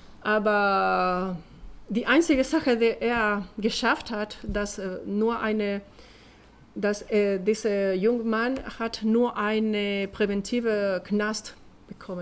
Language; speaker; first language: German; non-native, learner; Spanish